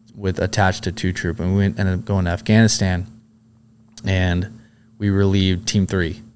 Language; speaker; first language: English; native; English